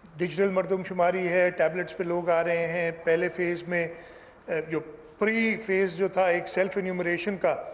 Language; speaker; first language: Urdu; non-native, local second language; Sindhi